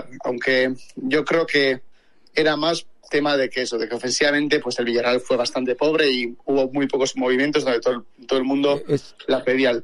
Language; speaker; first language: Spanish; native; Spanish